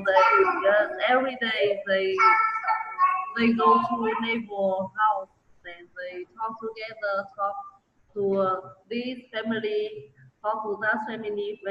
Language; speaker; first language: English; non-native, learner; Vietnamese